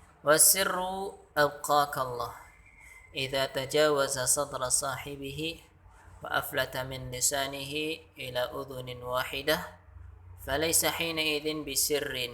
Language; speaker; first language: Arabic; non-native, fluent; Indonesian